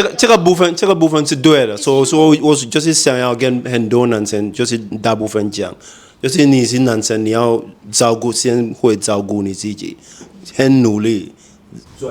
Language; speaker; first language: Chinese; non-native, fluent; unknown